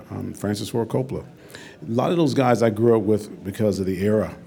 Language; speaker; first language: English; native; English